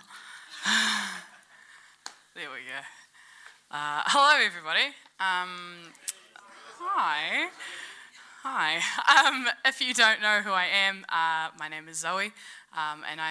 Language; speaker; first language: English; native; English